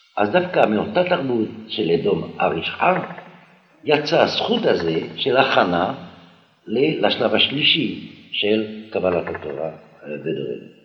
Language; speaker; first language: Hebrew; non-native, fluent; French